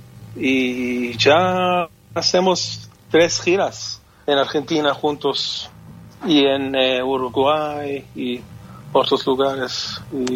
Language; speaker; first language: Spanish; non-native, fluent; Hebrew